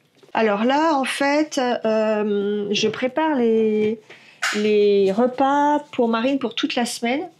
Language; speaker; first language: French; native; French